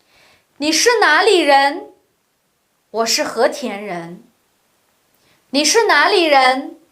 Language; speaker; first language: Chinese; non-native, local second language; Uyghur